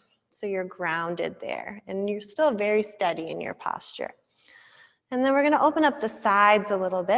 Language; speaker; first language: English; native; English